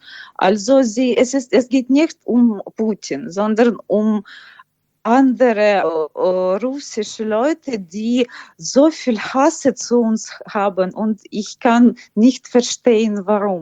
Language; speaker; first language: German; non-native, fluent; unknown